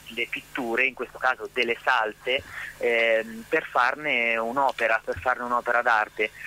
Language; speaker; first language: Italian; native; Italian